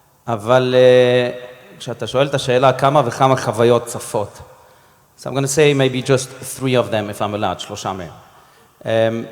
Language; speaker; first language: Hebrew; non-native, fluent; English